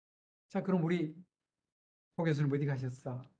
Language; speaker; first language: Korean; native; Korean